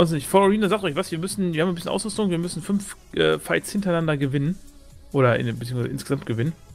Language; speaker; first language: German; native; German